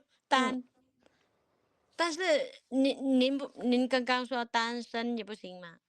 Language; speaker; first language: Chinese; non-native, learner; Lao